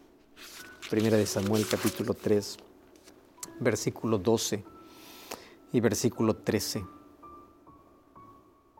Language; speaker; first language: Spanish; native; Spanish